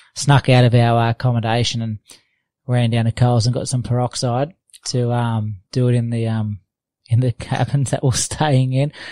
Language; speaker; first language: English; native; English